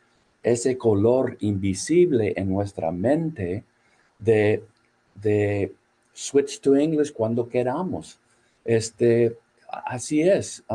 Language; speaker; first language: Spanish; non-native, fluent; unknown